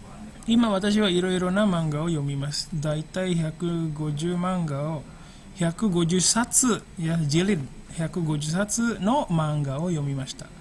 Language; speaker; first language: Japanese; non-native, fluent; Indonesian